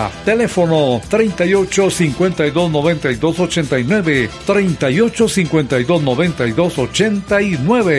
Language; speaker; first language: Spanish; native; Spanish